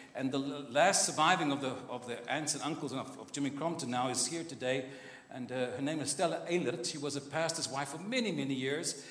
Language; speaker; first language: English; non-native, local second language; Afrikaans